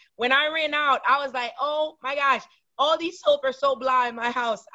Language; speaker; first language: English; non-native, fluent; Haitian Creole